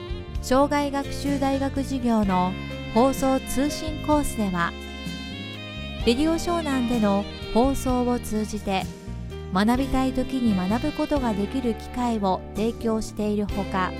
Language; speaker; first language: Japanese; native; Japanese